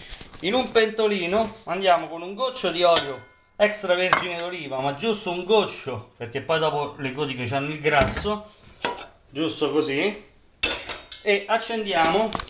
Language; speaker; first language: Italian; native; Italian